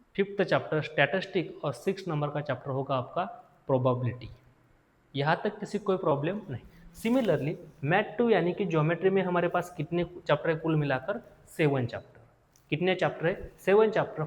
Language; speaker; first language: Hindi; non-native, local second language; Marathi